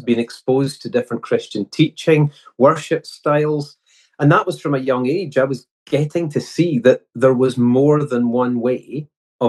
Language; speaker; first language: English; native; English